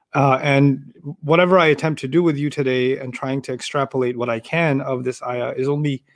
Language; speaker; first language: English; non-native, local second language; Urdu